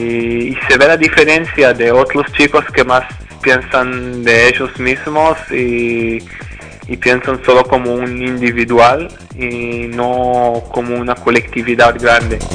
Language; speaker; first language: Spanish; non-native, fluent; Hebrew